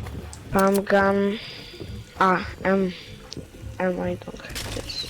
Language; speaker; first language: English; non-native, learner; Polish